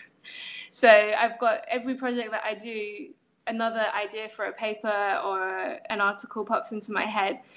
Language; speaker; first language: English; non-native, fluent; French